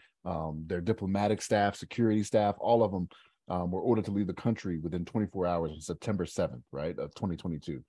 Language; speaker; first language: English; native; English